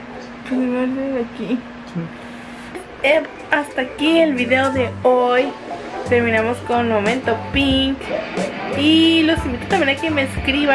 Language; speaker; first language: Spanish; native; Spanish